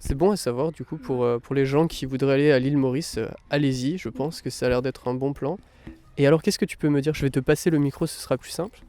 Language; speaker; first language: French; native; French